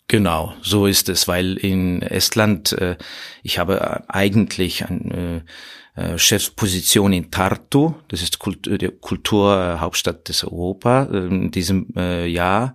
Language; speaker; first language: German; non-native, fluent; Estonian